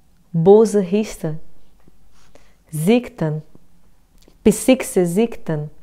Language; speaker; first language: Dutch; non-native, fluent; Portuguese